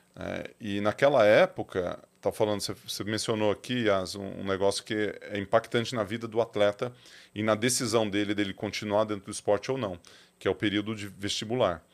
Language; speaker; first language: Portuguese; native; Portuguese